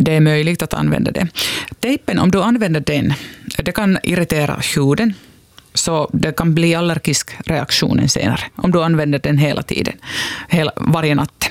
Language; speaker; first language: Swedish; non-native, local second language; Finnish